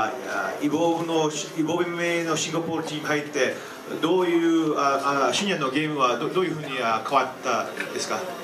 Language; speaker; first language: Japanese; non-native, learner; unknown